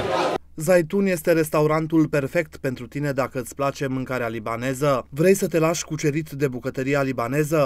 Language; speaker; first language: Romanian; native; Romanian